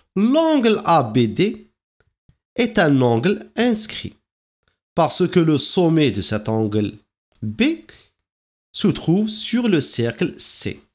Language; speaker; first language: French; non-native, local second language; Arabic